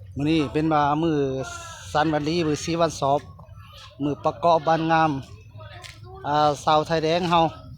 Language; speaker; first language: Lao; non-native, local second language; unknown